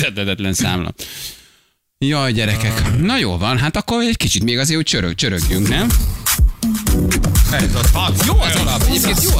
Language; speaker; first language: Hungarian; native; Hungarian